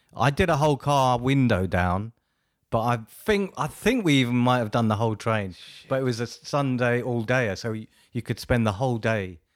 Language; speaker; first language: English; native; English